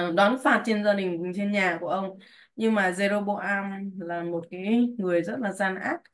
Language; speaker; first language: Vietnamese; native; Vietnamese